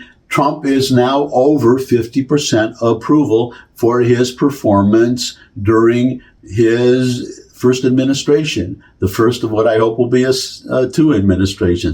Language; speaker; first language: English; native; English